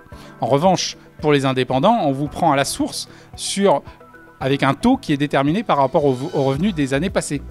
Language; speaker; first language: French; native; French